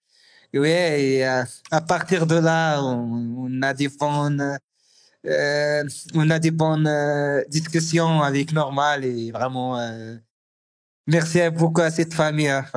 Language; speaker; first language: French; non-native, learner; Arabic